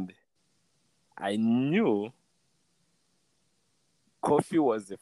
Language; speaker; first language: English; non-native, local second language; Kinyarwanda